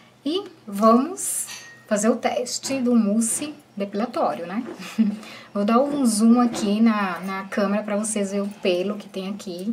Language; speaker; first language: Portuguese; native; Portuguese